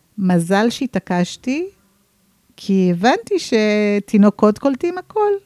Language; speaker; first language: Hebrew; non-native, fluent; English